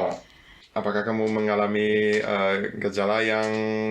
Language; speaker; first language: Indonesian; non-native, fluent; German